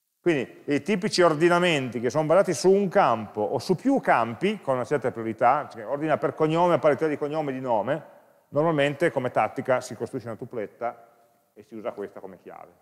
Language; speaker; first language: Italian; native; Italian